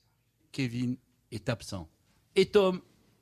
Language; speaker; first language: French; native; French